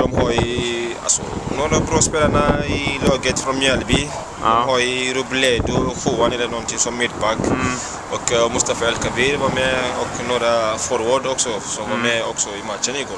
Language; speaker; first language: Swedish; non-native, fluent; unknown